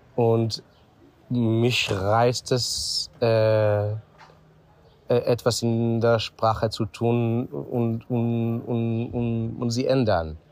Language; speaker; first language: German; non-native, fluent; Hebrew